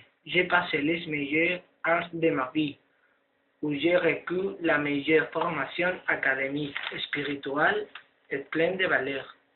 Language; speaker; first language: French; non-native, learner; Spanish